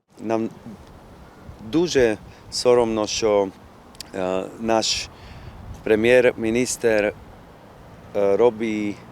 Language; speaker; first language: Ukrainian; non-native, learner; Slovak